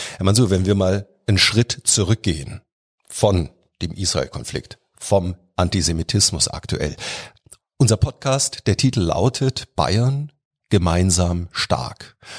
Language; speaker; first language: German; native; German